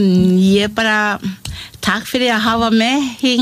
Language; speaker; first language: Icelandic; non-native, learner; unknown